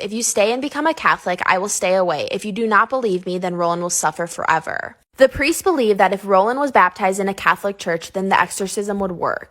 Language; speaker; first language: English; native; English